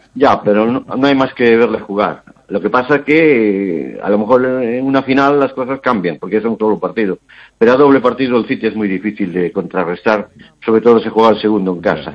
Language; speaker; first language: Spanish; native; Spanish